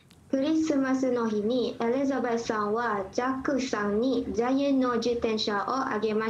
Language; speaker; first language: Japanese; non-native, learner; Malay